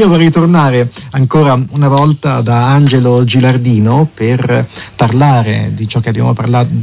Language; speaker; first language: Italian; native; Italian